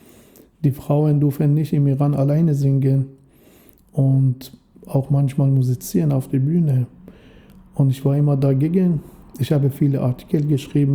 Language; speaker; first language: German; non-native, fluent; Persian